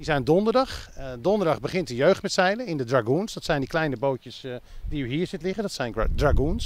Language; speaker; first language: Dutch; native; Dutch